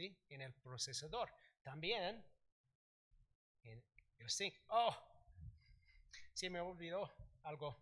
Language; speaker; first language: Spanish; non-native, learner; English